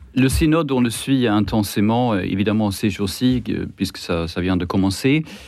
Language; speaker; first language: French; non-native, fluent; Swedish